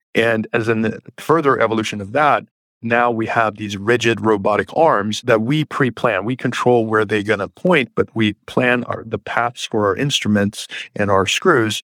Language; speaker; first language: English; early bilingual, other home language; Persian